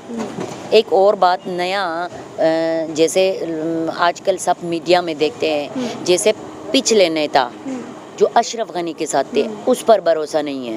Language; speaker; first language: Hindi; non-native, fluent; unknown